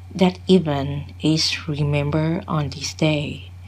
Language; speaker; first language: English; non-native, fluent; Thai